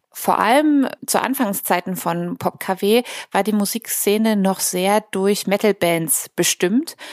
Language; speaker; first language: German; native; German